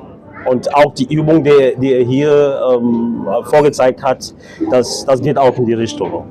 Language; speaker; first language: German; non-native, fluent; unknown